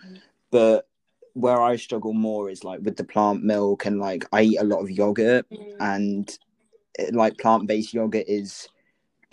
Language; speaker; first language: English; native; English